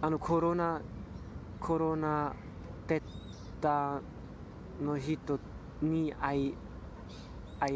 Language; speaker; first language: Japanese; non-native, learner; German